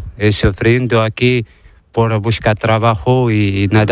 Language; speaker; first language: Spanish; non-native, learner; Arabic